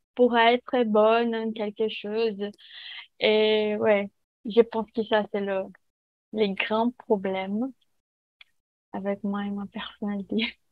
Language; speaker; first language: French; non-native, learner; Portuguese